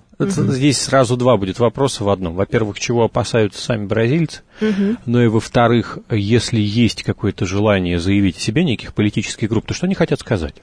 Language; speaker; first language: Russian; native; Russian